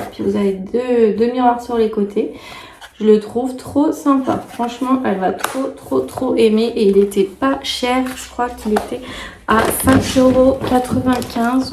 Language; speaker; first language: French; native; French